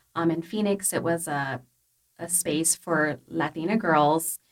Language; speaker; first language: English; early bilingual, other home language; Spanish